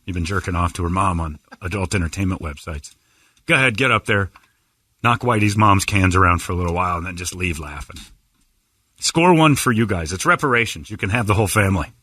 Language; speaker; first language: English; native; English